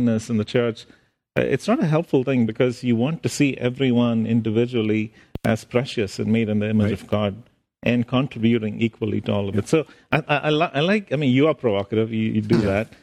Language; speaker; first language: English; non-native, local second language; Tamil